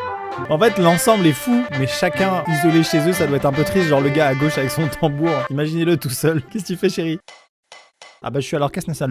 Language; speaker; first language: French; native; French